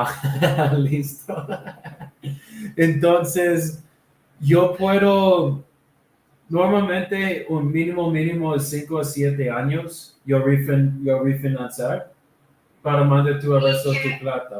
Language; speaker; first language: Spanish; non-native, learner; English